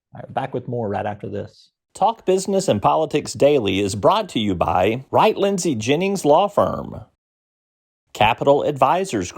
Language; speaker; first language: English; native; English